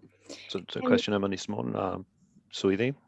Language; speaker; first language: Welsh; native; Welsh